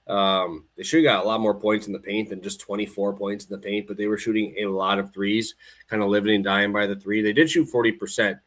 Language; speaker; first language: English; native; English